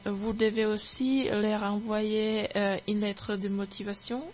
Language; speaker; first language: French; non-native, fluent; Czech